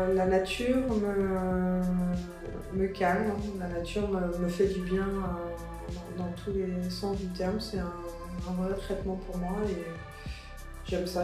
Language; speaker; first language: French; early bilingual, other home language; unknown